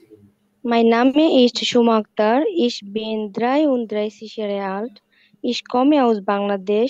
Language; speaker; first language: German; non-native, learner; Bangla